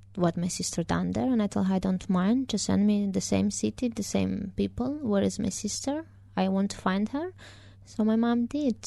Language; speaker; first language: English; non-native, fluent; Romanian